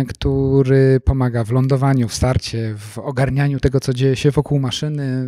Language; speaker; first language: Polish; native; Polish